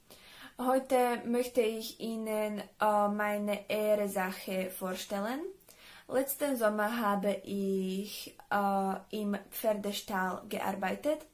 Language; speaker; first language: German; non-native, learner; Slovak